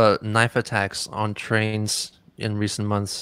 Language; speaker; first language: English; native; English